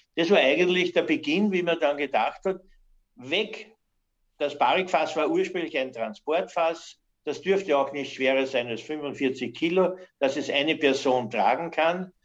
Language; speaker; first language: German; native; German